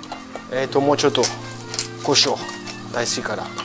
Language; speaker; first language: Japanese; non-native, learner; French